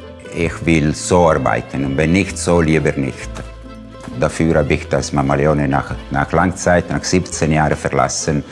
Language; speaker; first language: German; non-native, fluent; Italian